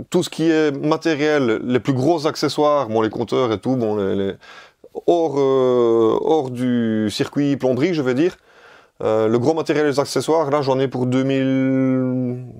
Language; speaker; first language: French; native; French